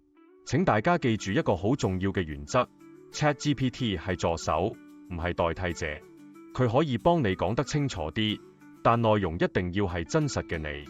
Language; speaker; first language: Cantonese; native; Cantonese